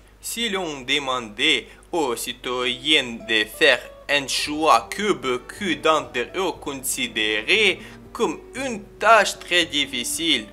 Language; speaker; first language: French; non-native, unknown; Ukrainian